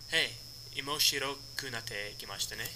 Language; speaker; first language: Japanese; non-native, learner; English